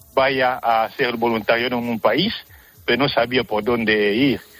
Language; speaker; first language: Spanish; non-native, fluent; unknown